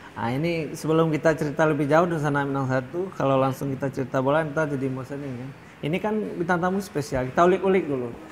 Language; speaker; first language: Indonesian; native; Indonesian